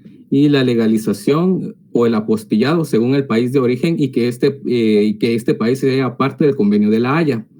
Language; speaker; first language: Spanish; native; Spanish